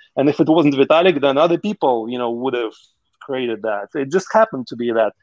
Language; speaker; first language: English; non-native, fluent; Russian